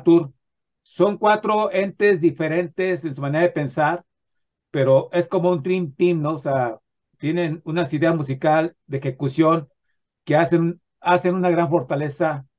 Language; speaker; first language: Spanish; non-native, fluent; Portuguese